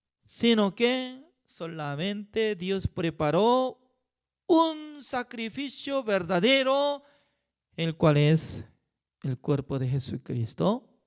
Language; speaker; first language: Spanish; non-native, fluent; Korean